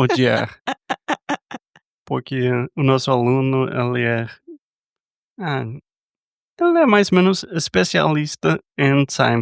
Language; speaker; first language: Portuguese; non-native, fluent; English